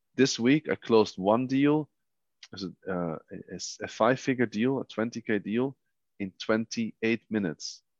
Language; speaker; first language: English; non-native, fluent; Dutch